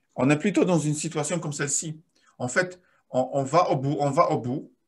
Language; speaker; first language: French; non-native, fluent; Polish